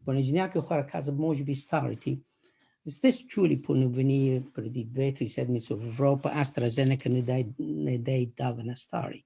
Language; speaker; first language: Bulgarian; non-native, fluent; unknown